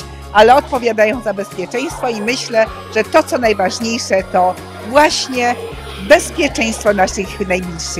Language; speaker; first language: Polish; native; Polish